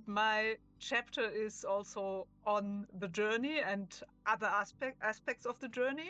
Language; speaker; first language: English; non-native, fluent; German